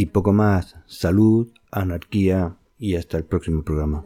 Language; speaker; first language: Spanish; native; Spanish